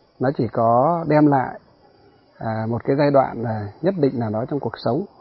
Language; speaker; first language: Vietnamese; non-native, local second language; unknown